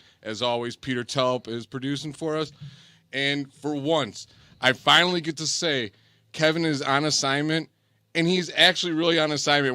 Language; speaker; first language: English; native; English